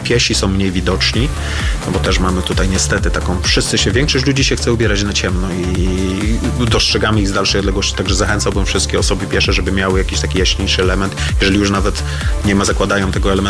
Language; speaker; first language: Polish; native; Polish